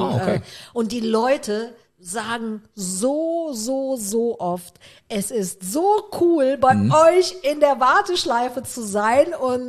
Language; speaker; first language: German; native; German